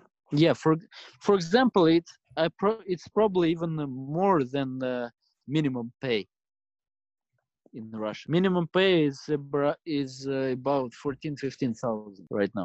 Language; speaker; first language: English; non-native, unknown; Russian